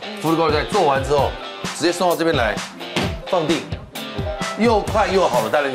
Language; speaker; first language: Chinese; native; Chinese